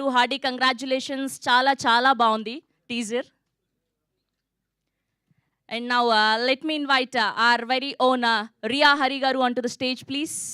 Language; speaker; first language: Telugu; native; Telugu